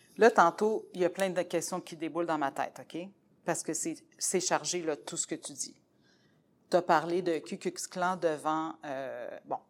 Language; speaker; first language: French; native; French